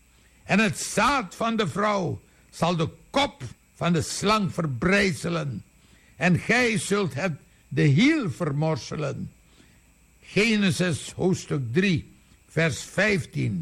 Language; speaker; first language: Dutch; native; Dutch